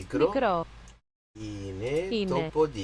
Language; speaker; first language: Greek; non-native, learner; English